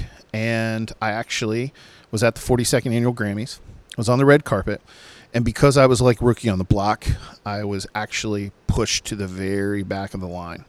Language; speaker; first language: English; native; English